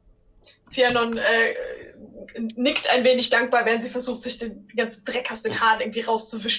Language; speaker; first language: German; native; German